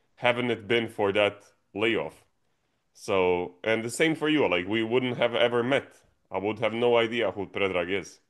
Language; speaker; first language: English; non-native, fluent; Croatian